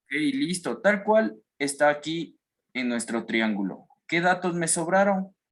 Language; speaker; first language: Spanish; native; Spanish